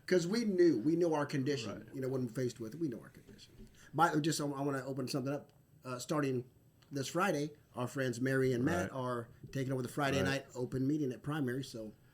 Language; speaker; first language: English; native; English